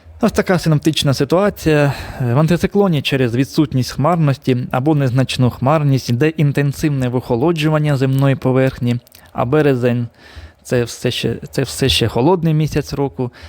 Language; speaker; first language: Ukrainian; native; Ukrainian